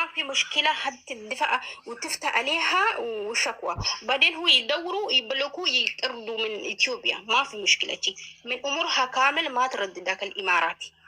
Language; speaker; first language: Arabic; non-native, learner; Oromo